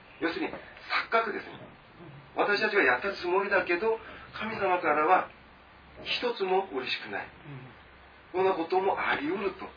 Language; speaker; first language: Japanese; non-native, fluent; Korean